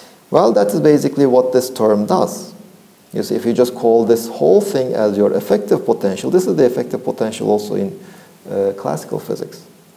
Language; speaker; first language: English; non-native, fluent; Turkish